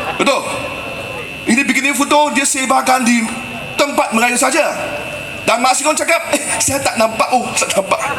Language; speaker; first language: Malay; non-native, local second language; Chinese